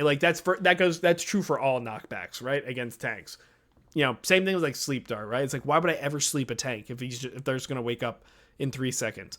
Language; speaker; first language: English; native; English